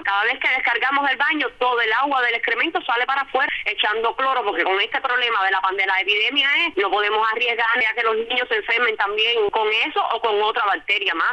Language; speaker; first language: Spanish; native; Spanish